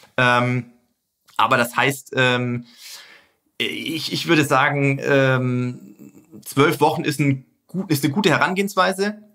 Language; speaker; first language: German; native; German